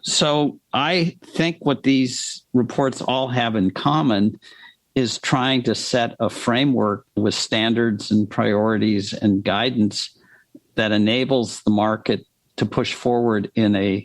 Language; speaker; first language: English; native; English